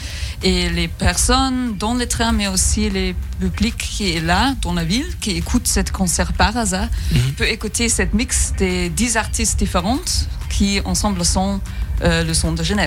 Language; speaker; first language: French; non-native, fluent; German